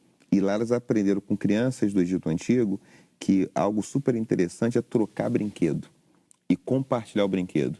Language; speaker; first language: Portuguese; native; Portuguese